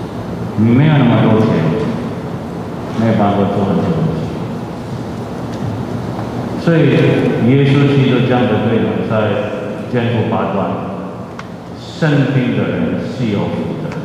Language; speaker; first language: Chinese; non-native, fluent; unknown